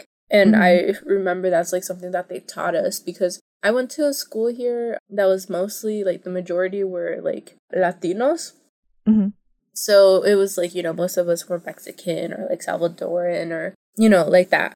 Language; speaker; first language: English; early bilingual, other home language; Spanish